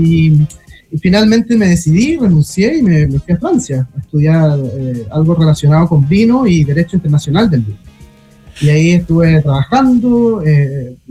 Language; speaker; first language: Spanish; native; Spanish